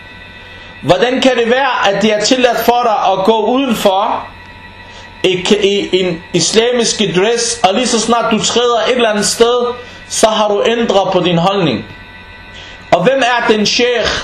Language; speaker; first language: Danish; early bilingual, other home language; Arabic